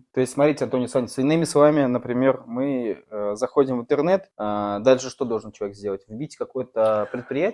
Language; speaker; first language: Russian; native; Russian